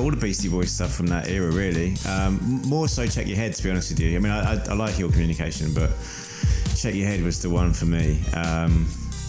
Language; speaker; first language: English; native; English